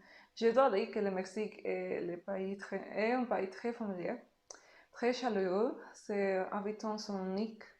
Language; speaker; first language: French; non-native, learner; Spanish